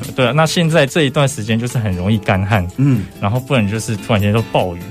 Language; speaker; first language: Chinese; native; Chinese